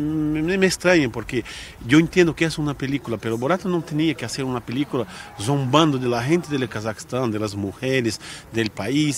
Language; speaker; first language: Spanish; non-native, fluent; Portuguese